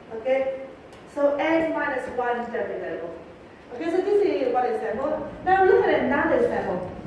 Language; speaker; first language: English; non-native, fluent; Vietnamese